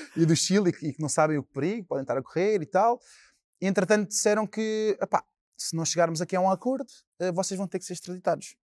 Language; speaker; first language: Portuguese; native; Portuguese